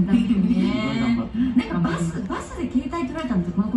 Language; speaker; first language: Japanese; native; Japanese